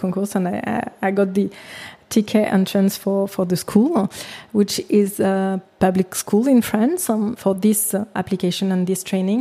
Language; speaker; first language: English; non-native, fluent; French